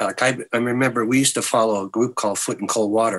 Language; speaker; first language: English; native; English